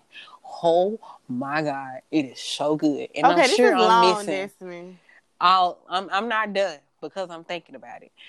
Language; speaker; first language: English; native; English